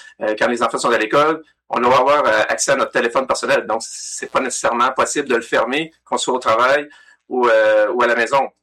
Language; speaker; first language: French; native; French